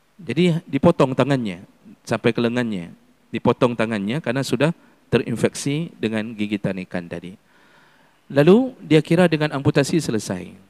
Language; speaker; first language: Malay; non-native, local second language; Achinese